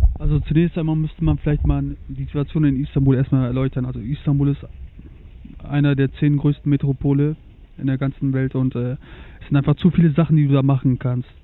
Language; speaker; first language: German; early bilingual, other home language; Turkish